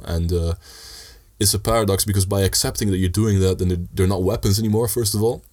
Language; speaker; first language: English; early bilingual, heritage; Dutch